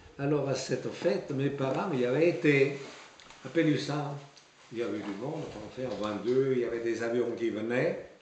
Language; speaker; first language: French; native; French